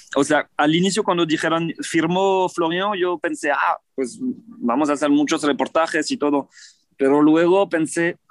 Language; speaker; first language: Spanish; non-native, fluent; French